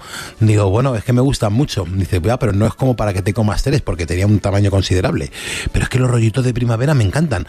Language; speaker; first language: Spanish; native; Spanish